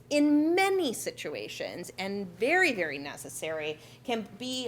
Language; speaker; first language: English; native; English